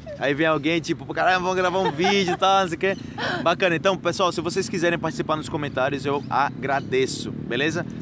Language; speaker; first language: Portuguese; native; Portuguese